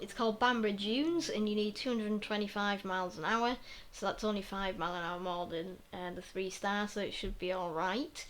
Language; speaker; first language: English; native; English